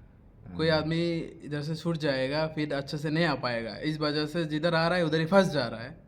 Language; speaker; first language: Hindi; non-native, fluent; Bangla